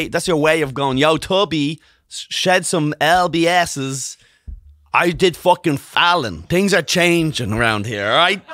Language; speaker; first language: English; native; English